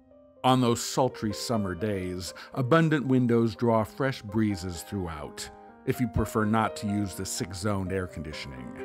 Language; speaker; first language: English; native; English